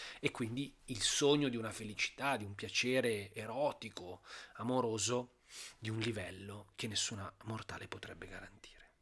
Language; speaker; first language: Italian; native; Italian